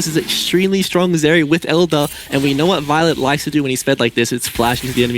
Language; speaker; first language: English; native; English